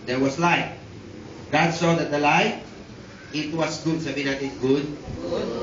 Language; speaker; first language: English; non-native, local second language; Filipino